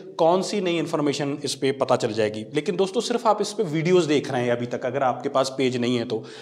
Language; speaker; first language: Hindi; non-native, local second language; Punjabi